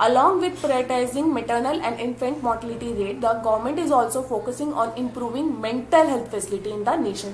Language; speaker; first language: Hindi; native; Hindi